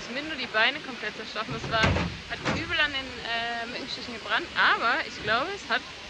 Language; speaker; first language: German; native; German